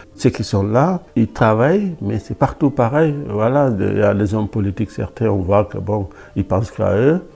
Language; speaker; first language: French; non-native, local second language; Wolof